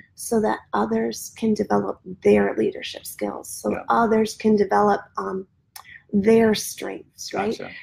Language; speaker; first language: English; native; English